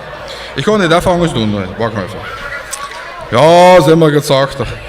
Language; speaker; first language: Dutch; native; Dutch